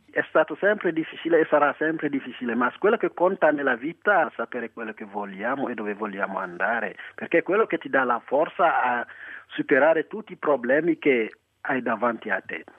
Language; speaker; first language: Italian; non-native, fluent; Wolof